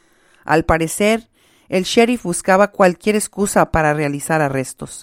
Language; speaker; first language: Spanish; native; Spanish